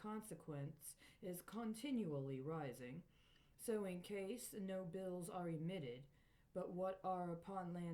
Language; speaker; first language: English; native; English